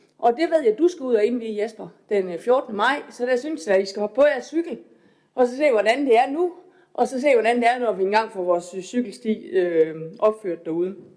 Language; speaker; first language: Danish; native; Danish